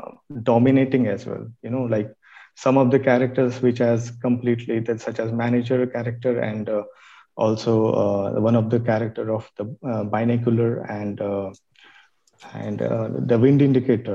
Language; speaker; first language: English; non-native, local second language; Marathi